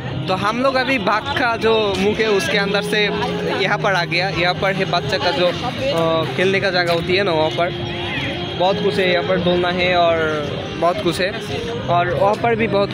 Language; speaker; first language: Hindi; non-native, learner; Bangla